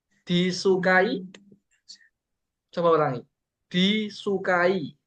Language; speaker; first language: Indonesian; native; Indonesian